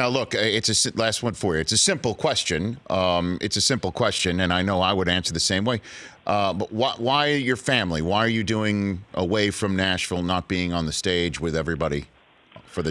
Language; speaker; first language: English; native; English